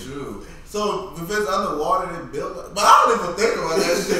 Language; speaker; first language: English; native; English